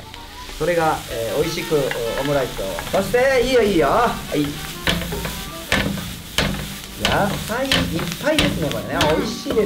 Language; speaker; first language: Japanese; native; Japanese